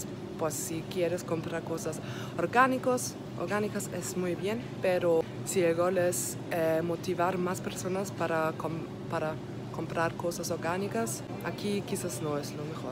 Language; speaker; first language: Spanish; non-native, learner; German